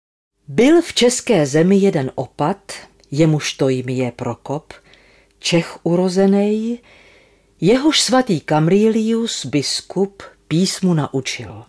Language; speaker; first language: Czech; native; Czech